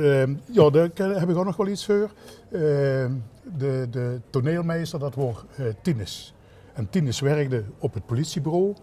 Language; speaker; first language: Dutch; native; Dutch